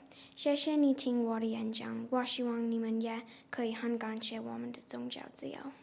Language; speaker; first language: Chinese; non-native, learner; English